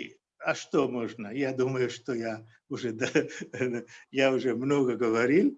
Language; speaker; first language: Russian; non-native, fluent; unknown